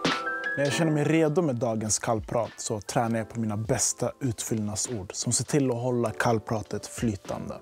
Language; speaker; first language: Swedish; native; Swedish